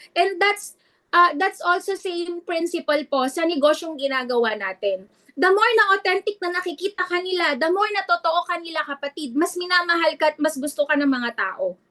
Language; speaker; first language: Filipino; non-native, local second language; Iloko